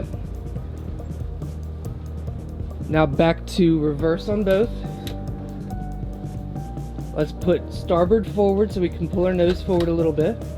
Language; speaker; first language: English; native; English